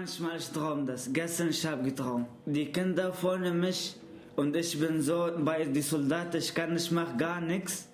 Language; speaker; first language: German; non-native, learner; Arabic